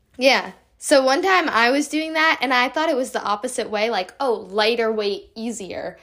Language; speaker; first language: English; native; English